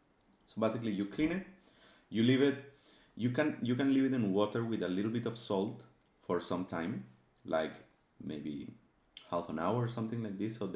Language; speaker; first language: English; non-native, fluent; Spanish